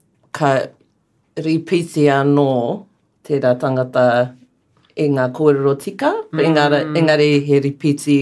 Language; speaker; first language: Māori; non-native, learner; English